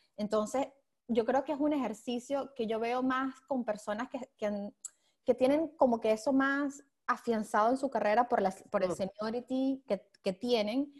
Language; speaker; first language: Spanish; native; Spanish